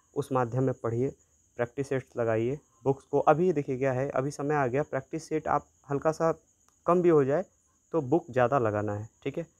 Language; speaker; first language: Hindi; native; Hindi